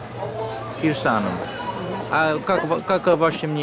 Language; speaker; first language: Russian; non-native, learner; Dutch